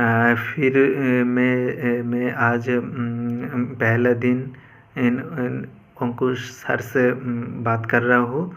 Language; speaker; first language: Hindi; non-native, local second language; Bangla